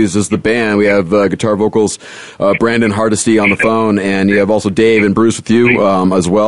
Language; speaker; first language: English; native; English